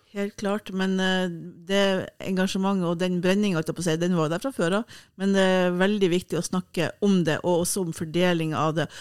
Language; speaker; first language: Norwegian; native; Norwegian